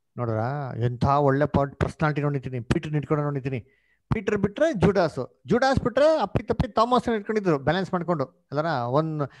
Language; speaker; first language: Kannada; native; Kannada